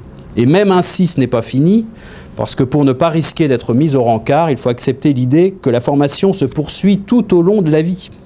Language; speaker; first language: French; native; French